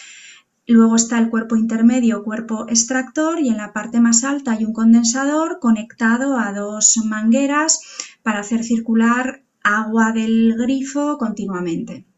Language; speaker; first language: Spanish; native; Spanish